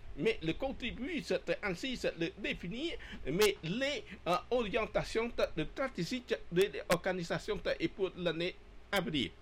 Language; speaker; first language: French; non-native, learner; Khmer